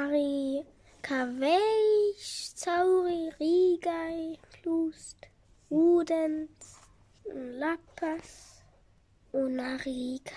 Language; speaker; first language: Latvian; early bilingual, heritage; Latvian